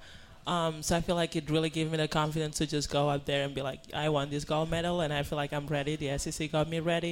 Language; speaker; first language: English; non-native, fluent; Spanish